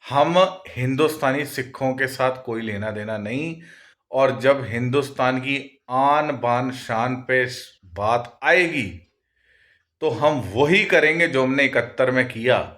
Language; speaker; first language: Hindi; non-native, local second language; Punjabi